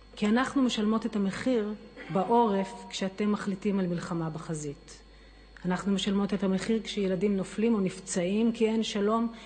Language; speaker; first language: Hebrew; native; Hebrew